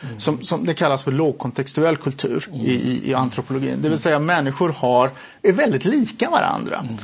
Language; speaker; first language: Swedish; early bilingual, other home language; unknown